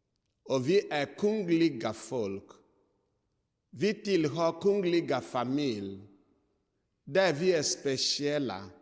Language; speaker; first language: Swedish; non-native, fluent; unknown